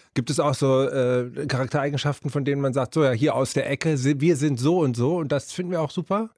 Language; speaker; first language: German; native; German